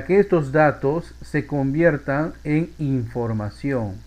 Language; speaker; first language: Spanish; native; Spanish